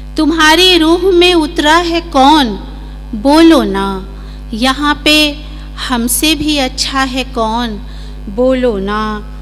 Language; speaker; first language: Urdu; native; Urdu